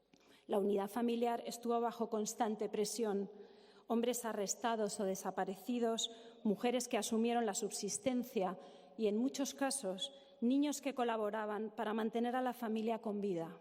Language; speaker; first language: Spanish; native; Spanish